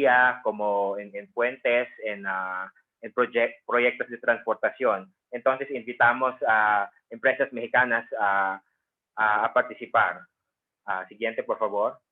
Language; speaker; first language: Spanish; non-native, fluent; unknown